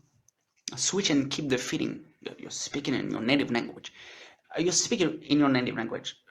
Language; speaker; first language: English; non-native, learner; French